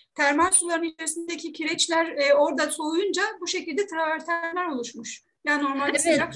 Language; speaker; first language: Turkish; non-native, fluent; Indonesian